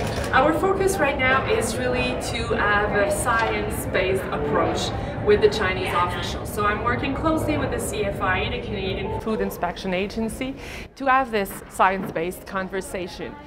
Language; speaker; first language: English; non-native, fluent; French